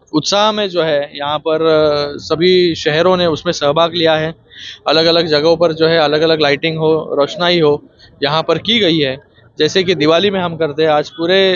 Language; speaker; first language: Hindi; non-native, local second language; Marathi